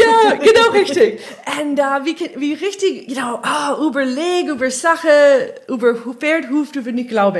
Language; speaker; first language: German; non-native, learner; English